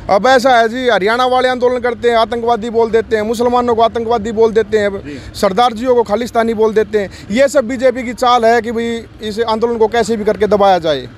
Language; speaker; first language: Hindi; native; Hindi